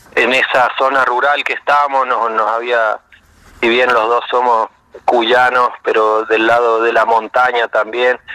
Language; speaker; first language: Spanish; native; Spanish